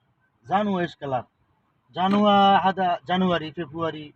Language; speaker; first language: Arabic; non-native, learner; Bangla